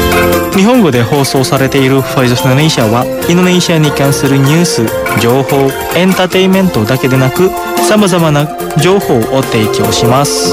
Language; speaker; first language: Japanese; non-native, fluent; Indonesian